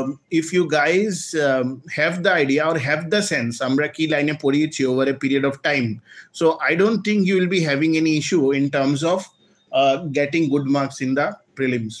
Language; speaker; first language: English; non-native, local second language; Bangla